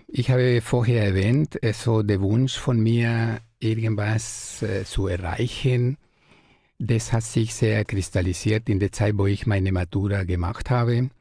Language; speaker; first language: German; non-native, fluent; Spanish